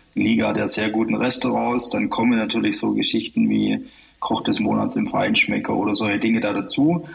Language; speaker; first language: German; native; German